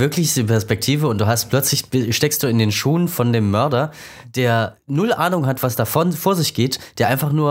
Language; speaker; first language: German; native; German